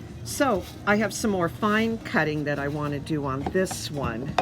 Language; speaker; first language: English; native; English